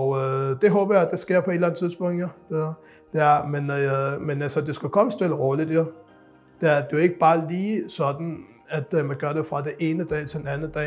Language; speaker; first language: Danish; non-native, local second language; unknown